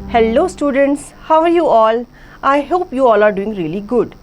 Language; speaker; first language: English; non-native, local second language; Hindi